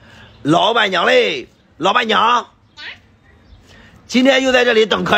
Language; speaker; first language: Chinese; native; Chinese